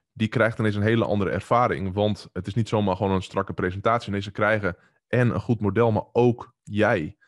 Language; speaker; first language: Dutch; native; Dutch